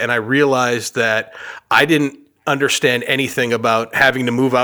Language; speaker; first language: English; native; English